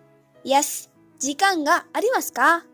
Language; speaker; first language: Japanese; non-native, fluent; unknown